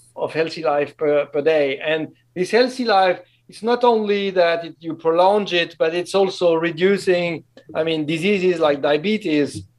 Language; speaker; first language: English; non-native, fluent; French